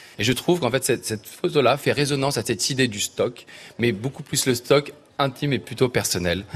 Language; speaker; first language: French; native; French